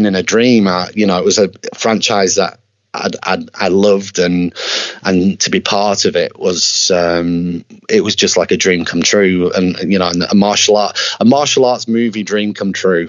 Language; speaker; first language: English; native; English